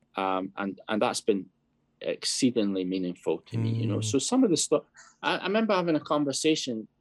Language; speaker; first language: English; native; English